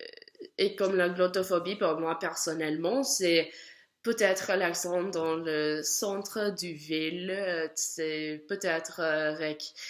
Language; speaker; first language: French; non-native, learner; English